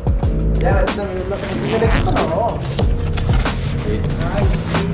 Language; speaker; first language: Spanish; native; Spanish